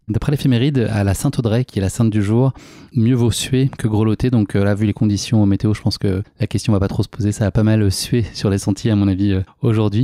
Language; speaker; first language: French; native; French